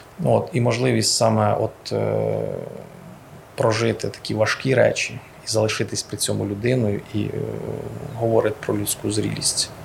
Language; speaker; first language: Ukrainian; native; Ukrainian